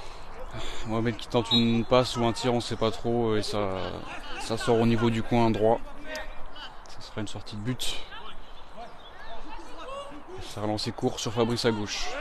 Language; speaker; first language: French; native; French